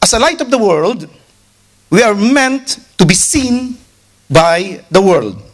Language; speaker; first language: English; non-native, local second language; Filipino